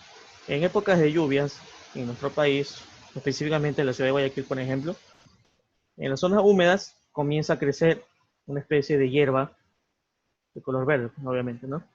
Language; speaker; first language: Spanish; native; Spanish